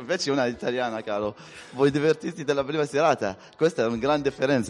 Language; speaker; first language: Italian; non-native, fluent; Arabic